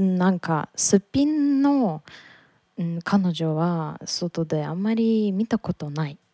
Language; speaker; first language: Japanese; non-native, learner; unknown